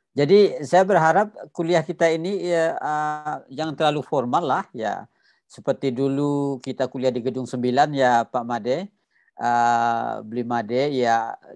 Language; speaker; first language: Indonesian; non-native, local second language; Minangkabau